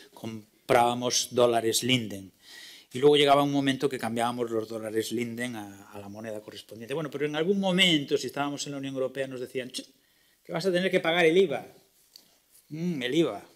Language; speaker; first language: Spanish; native; Spanish